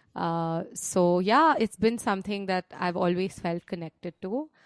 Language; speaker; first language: English; non-native, local second language; Hindi